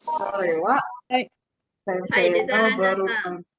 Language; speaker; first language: Japanese; non-native, learner; Indonesian